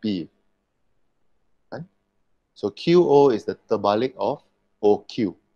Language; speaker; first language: English; non-native, local second language; Malay